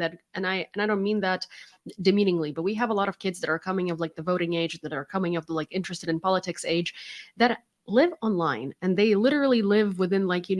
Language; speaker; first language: English; non-native, fluent; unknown